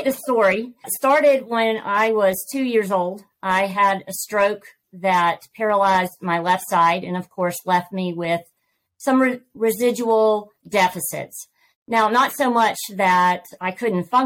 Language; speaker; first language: English; native; English